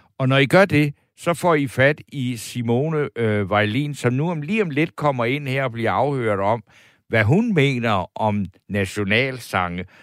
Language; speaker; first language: Danish; native; Danish